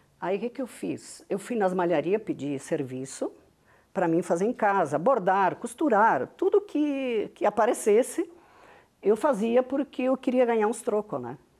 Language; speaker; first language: Portuguese; non-native, local second language; Venetian